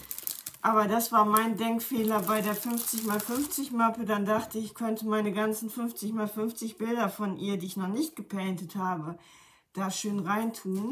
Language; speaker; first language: German; native; German